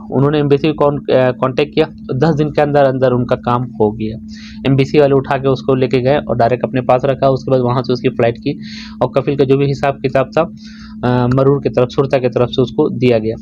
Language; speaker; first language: Hindi; native; Hindi